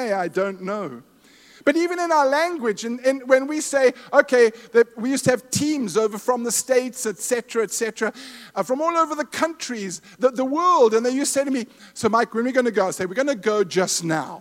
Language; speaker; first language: English; native; English